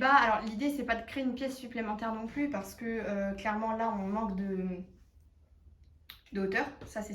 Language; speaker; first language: French; native; French